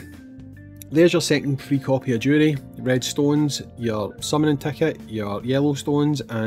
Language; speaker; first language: English; native; English